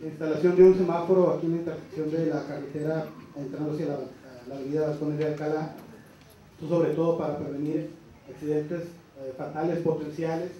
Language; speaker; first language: Spanish; native; Spanish